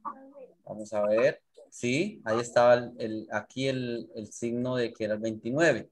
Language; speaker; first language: Spanish; native; Spanish